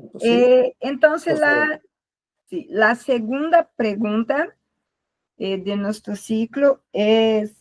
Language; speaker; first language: Spanish; non-native, learner; Portuguese